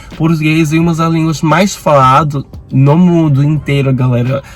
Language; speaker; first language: Portuguese; non-native, learner; Spanish